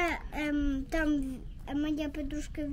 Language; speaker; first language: Russian; early bilingual, heritage; Russian